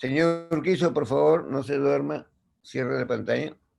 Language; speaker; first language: Spanish; native; Spanish